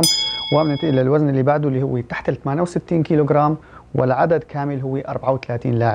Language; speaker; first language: Arabic; early bilingual, heritage; Arabic